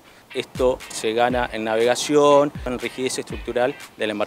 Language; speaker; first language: Spanish; native; Spanish